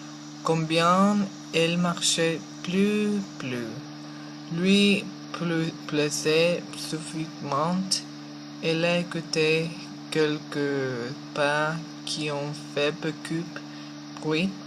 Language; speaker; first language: French; non-native, learner; Spanish